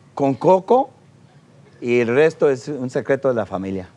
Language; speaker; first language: Spanish; non-native, fluent; English